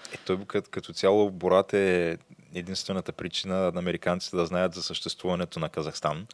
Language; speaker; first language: Bulgarian; native; Bulgarian